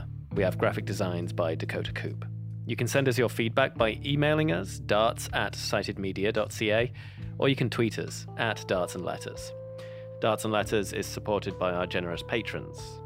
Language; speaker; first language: English; native; English